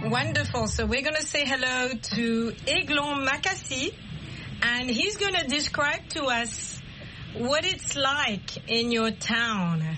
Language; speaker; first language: English; non-native, fluent; French